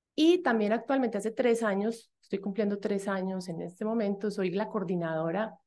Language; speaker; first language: Spanish; native; Spanish